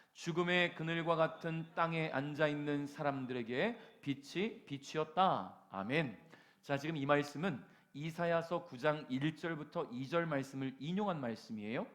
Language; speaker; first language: Korean; native; Korean